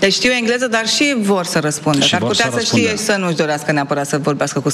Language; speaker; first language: Romanian; native; Romanian